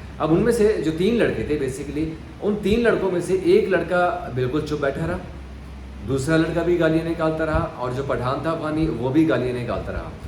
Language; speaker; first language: Urdu; non-native, local second language; Punjabi